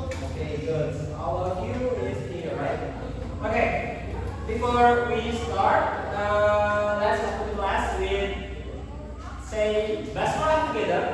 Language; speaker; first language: English; non-native, learner; Indonesian